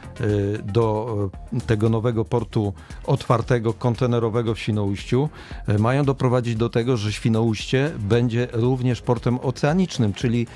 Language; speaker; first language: Polish; native; Polish